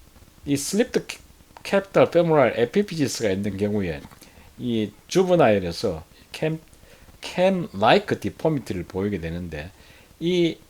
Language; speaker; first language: Korean; native; Korean